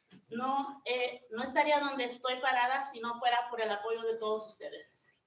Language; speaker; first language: Spanish; early bilingual, heritage; Spanish